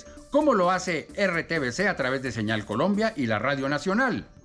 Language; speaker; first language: Spanish; native; Spanish